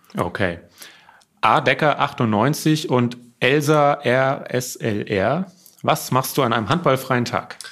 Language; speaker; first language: German; native; German